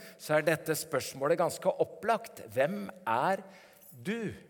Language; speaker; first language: Norwegian; native; Norwegian